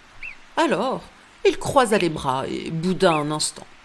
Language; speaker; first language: French; native; French